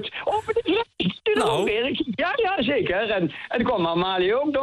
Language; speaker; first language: Dutch; native; Dutch